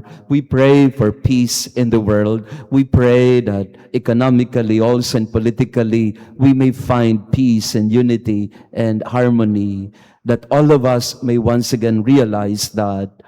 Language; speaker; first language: English; non-native, local second language; Filipino